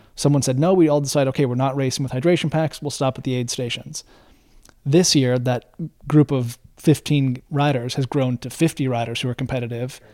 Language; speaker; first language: English; native; English